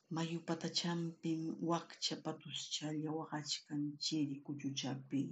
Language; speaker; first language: Spanish; non-native, local second language; Quechua